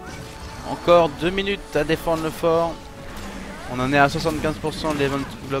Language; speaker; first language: French; native; French